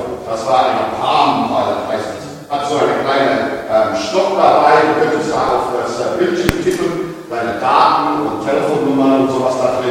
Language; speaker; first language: German; non-native, learner; English